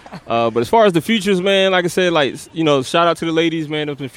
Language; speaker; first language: English; native; English